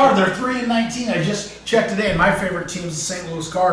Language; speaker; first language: English; native; English